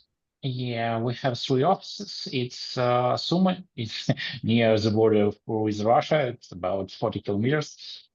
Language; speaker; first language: English; non-native, learner; Ukrainian